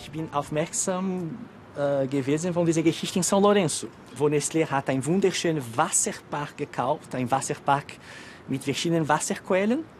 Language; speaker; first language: German; non-native, fluent; Portuguese